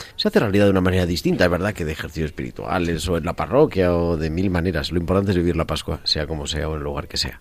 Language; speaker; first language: Spanish; native; Spanish